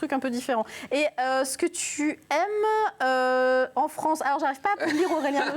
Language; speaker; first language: French; native; French